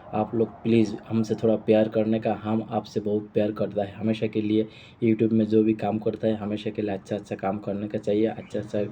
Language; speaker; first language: Hindi; non-native, learner; Bangla